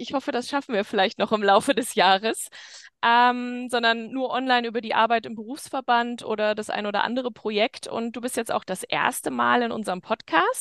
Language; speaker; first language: German; native; German